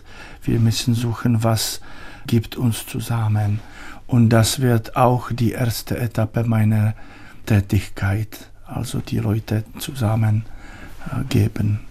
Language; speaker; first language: German; non-native, learner; Czech